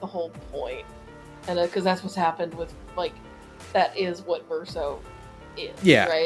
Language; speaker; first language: English; native; English